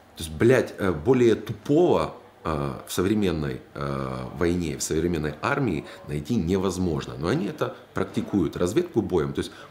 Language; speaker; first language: Russian; non-native, local second language; Ukrainian